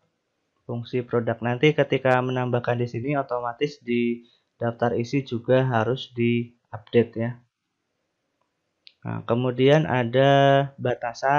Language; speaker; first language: Indonesian; native; Indonesian